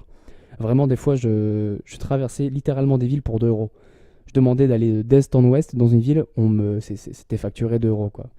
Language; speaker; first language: French; native; French